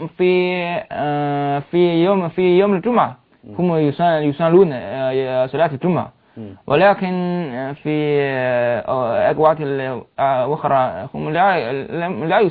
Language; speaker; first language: Arabic; non-native, learner; Chinese